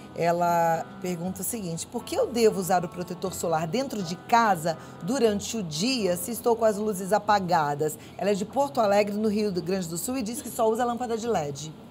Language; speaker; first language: Portuguese; native; Portuguese